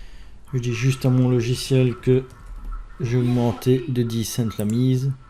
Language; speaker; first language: French; native; French